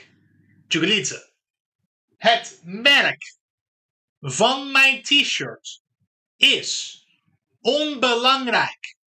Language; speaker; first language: Dutch; non-native, fluent; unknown